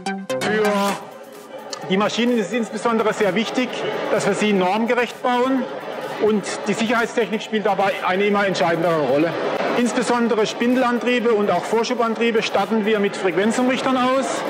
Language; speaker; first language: German; native; German